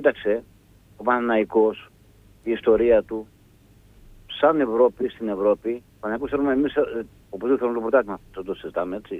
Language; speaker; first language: Greek; native; Greek